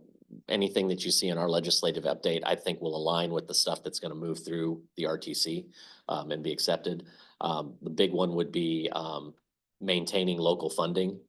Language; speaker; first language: English; native; English